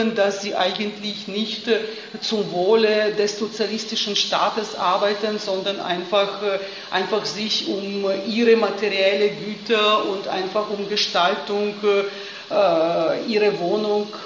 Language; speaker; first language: German; non-native, fluent; Ukrainian